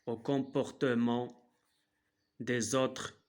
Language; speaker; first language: French; non-native, local second language; Arabic